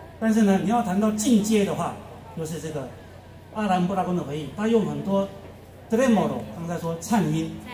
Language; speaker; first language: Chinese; native; Chinese